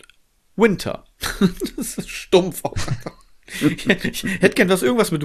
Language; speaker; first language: German; native; German